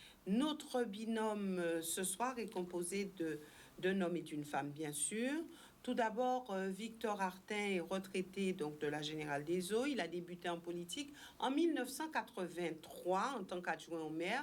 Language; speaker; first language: French; native; French